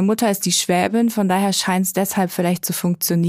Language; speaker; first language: German; native; German